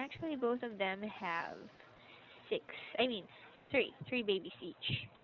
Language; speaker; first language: English; non-native, local second language; Filipino